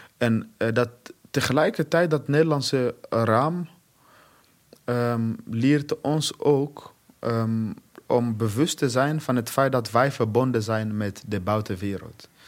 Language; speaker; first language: Dutch; non-native, fluent; Swahili